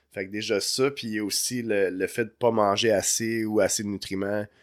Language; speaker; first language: French; native; French